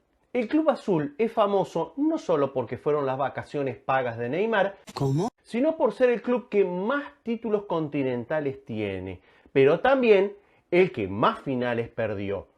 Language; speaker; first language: Spanish; native; Spanish